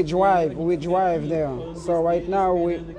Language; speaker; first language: English; non-native, learner; Haitian Creole